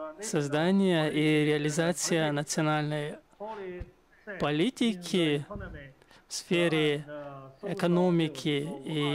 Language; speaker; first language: Russian; non-native, fluent; Chinese